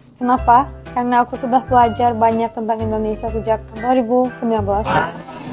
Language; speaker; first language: Indonesian; non-native, fluent; Turkish